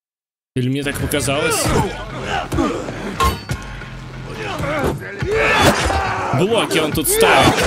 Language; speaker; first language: Russian; native; Russian